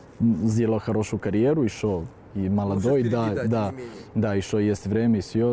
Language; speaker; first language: Russian; non-native, learner; Serbian